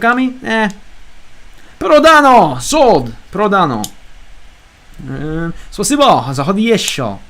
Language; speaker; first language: Russian; non-native, learner; English